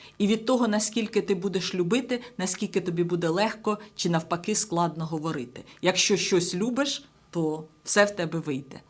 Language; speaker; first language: Ukrainian; native; Ukrainian